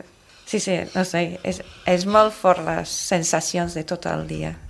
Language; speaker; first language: Catalan; non-native, learner; English